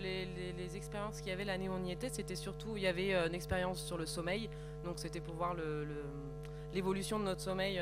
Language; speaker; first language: French; native; French